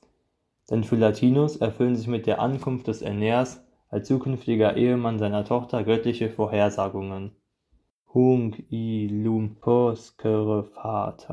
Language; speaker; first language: German; native; German